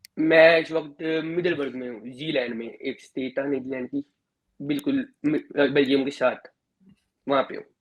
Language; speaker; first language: Urdu; native; Urdu